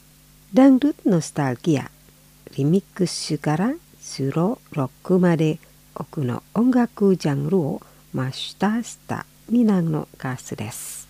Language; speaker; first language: Japanese; non-native, fluent; Indonesian